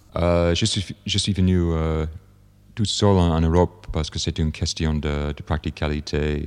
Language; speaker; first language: French; non-native, fluent; English